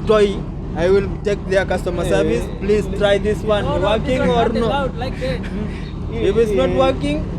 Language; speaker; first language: English; non-native, learner; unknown